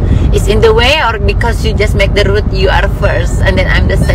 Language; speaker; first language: English; non-native, learner; Indonesian